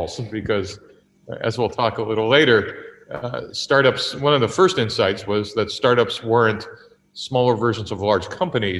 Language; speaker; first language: English; native; English